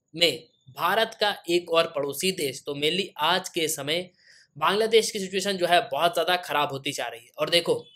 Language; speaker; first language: Hindi; native; Hindi